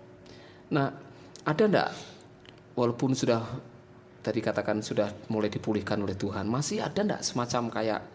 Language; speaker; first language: Indonesian; native; Indonesian